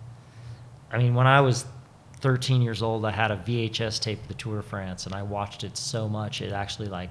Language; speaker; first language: English; native; English